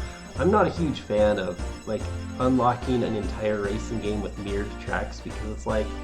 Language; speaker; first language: English; native; English